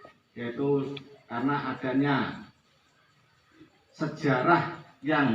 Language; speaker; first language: Indonesian; native; Indonesian